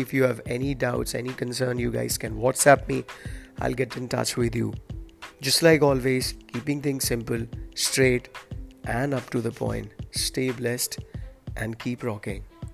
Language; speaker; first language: English; non-native, local second language; Hindi